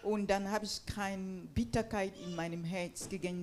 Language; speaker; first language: German; non-native, fluent; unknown